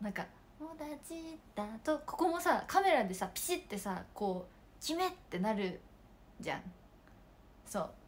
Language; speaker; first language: Japanese; native; Japanese